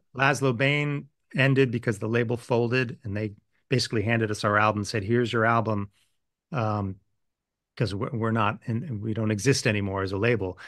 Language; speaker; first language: English; native; English